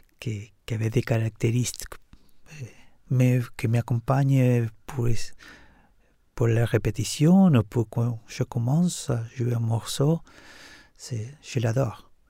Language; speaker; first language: French; non-native, fluent; Spanish